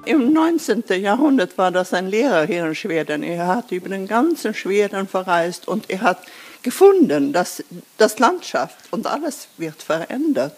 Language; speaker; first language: German; non-native, learner; Swedish